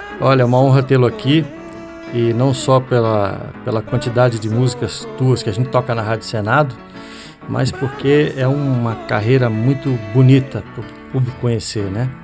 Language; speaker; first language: Portuguese; native; Portuguese